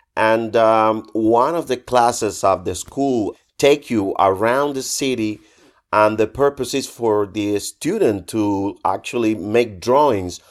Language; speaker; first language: English; non-native, fluent; Spanish